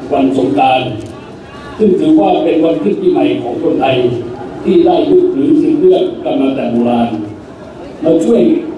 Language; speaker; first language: Thai; native; Thai